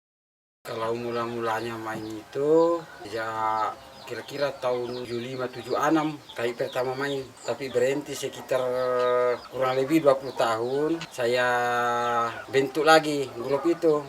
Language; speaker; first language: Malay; non-native, local second language; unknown